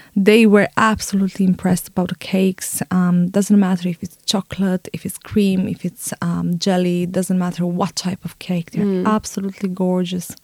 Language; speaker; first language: English; non-native, fluent; Romanian